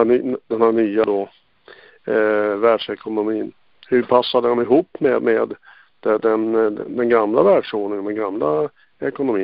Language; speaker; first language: Swedish; native; Swedish